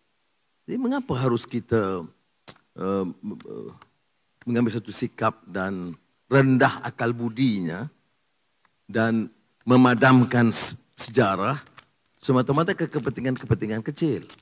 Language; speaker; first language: Malay; native; Malay